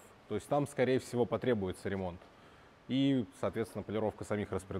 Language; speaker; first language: Russian; native; Russian